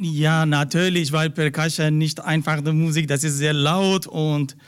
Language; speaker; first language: German; non-native, learner; Persian